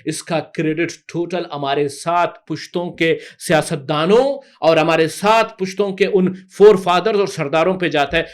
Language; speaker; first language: Urdu; non-native, local second language; Baluchi